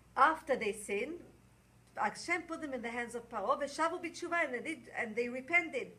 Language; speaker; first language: English; non-native, fluent; Hebrew